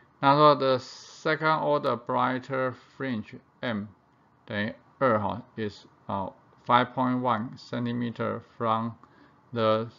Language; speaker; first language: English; non-native, fluent; Chinese